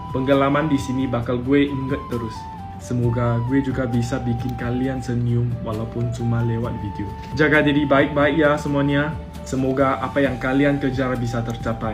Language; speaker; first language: Indonesian; non-native, fluent; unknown